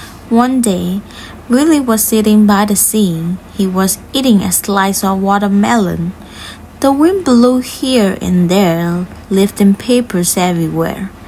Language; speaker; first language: English; non-native, fluent; Burmese